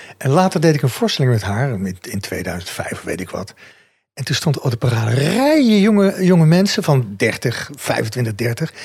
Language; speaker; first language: Dutch; native; Dutch